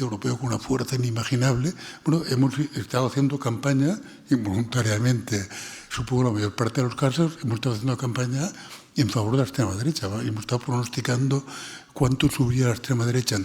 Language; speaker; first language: Spanish; non-native, local second language; Catalan